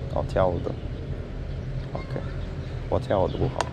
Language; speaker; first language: Chinese; non-native, fluent; English